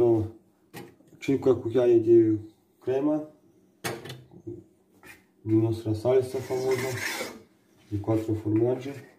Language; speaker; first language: Italian; non-native, learner; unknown